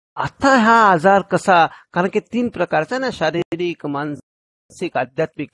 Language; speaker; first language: Marathi; early bilingual, heritage; Marathi